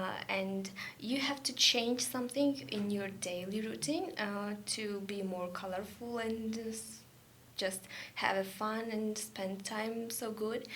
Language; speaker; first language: English; non-native, learner; Georgian